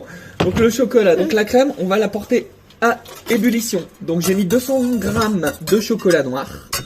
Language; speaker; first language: French; native; French